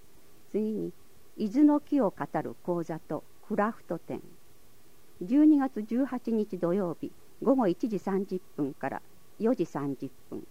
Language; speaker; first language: Japanese; native; Japanese